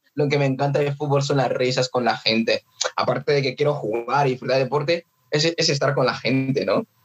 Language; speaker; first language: Spanish; early bilingual, other home language; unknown